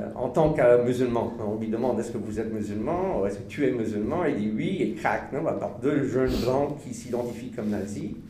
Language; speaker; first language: French; non-native, fluent; English